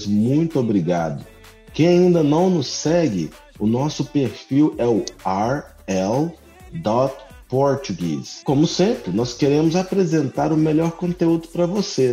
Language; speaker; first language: Portuguese; native; Portuguese